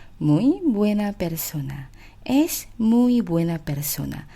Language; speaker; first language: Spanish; non-native, fluent; Korean